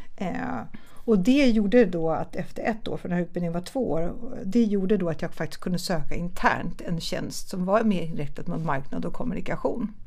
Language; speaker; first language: Swedish; early bilingual, other home language; German